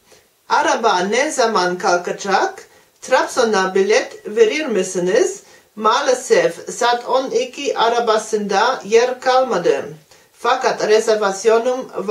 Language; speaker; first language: Turkish; non-native, learner; German